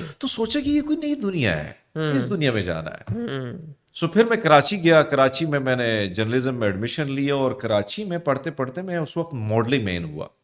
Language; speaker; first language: Urdu; non-native, local second language; Punjabi